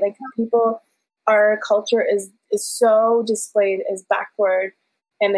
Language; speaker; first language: English; early bilingual, other home language; Persian